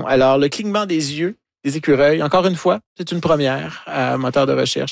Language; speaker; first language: French; native; French